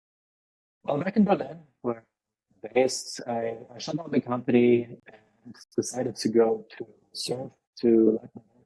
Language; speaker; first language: English; non-native, fluent; Lithuanian